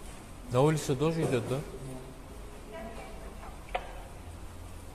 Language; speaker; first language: Russian; non-native, local second language; Kyrgyz